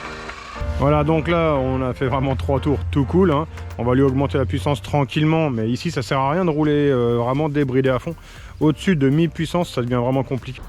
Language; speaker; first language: French; native; French